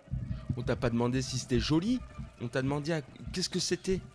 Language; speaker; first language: French; native; French